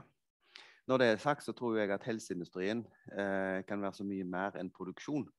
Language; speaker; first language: Norwegian; native; Norwegian